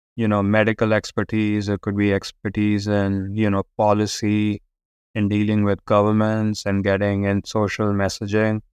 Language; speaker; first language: English; non-native, local second language; Hindi